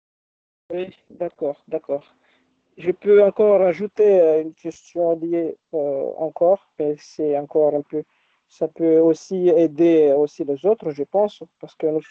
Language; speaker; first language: French; non-native, local second language; Arabic